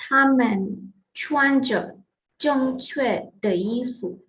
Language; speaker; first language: Chinese; non-native, fluent; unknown